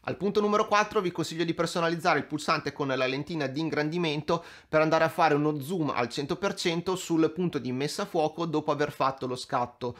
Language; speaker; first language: Italian; native; Italian